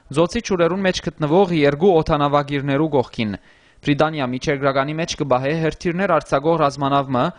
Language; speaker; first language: Armenian; early bilingual, heritage; Armenian